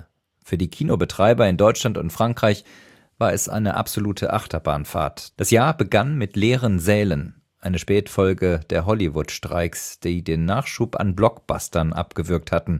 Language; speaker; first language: German; native; German